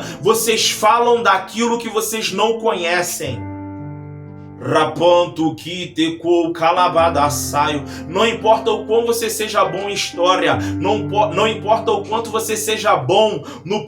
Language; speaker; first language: Portuguese; native; Portuguese